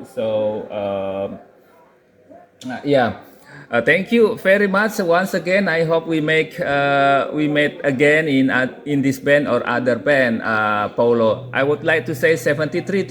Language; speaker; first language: English; non-native, local second language; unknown